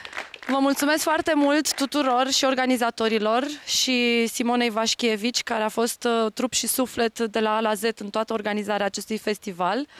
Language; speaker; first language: Romanian; native; Romanian